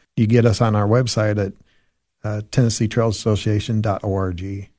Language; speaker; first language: English; native; English